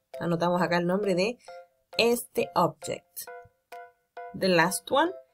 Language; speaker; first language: Spanish; native; Spanish